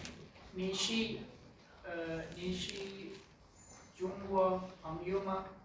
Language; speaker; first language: Chinese; non-native, learner; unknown